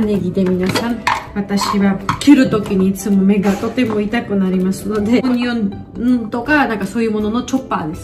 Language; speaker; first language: Japanese; non-native, learner; Georgian